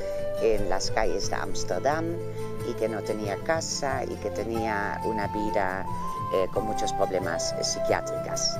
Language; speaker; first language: Spanish; non-native, fluent; Dutch